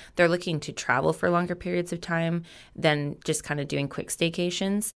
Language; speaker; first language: English; native; English